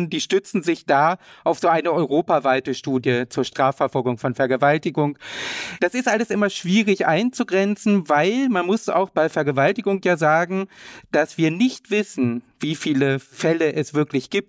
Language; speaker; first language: German; native; German